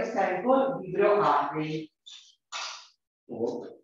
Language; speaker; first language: English; non-native, learner; Italian